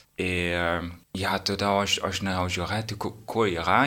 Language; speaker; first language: Lithuanian; non-native, learner; English